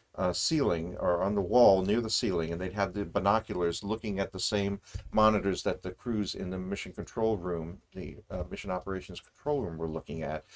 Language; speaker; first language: English; native; English